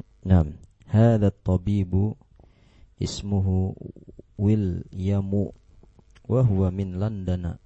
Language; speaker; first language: Arabic; non-native, fluent; Indonesian